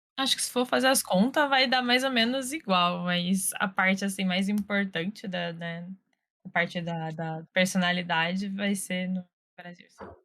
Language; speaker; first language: Portuguese; native; Portuguese